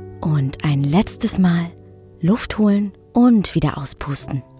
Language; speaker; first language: German; native; German